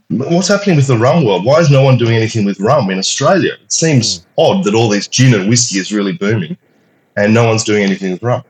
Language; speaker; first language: English; native; English